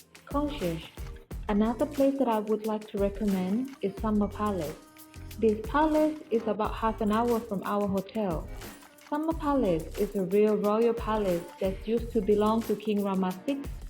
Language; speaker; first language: English; non-native, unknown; Thai